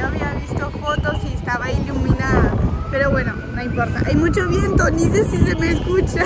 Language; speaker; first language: Spanish; non-native, fluent; French